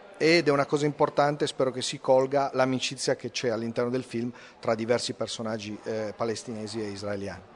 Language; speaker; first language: Italian; native; Italian